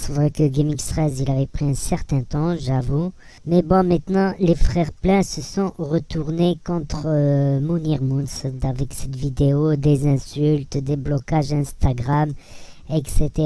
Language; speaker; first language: French; native; French